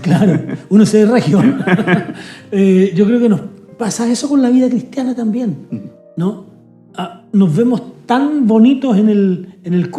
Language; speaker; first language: Spanish; native; Spanish